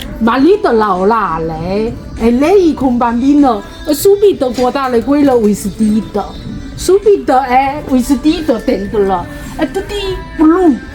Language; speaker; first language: Italian; non-native, learner; Chinese